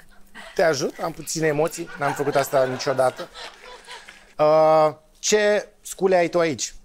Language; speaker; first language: Romanian; native; Romanian